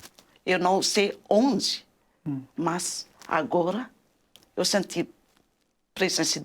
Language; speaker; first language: Portuguese; non-native, learner; Malagasy